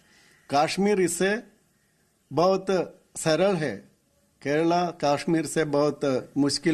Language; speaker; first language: Hindi; non-native, local second language; Malayalam